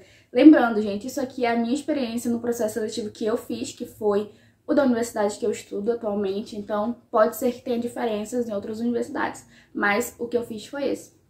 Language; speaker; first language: Portuguese; native; Portuguese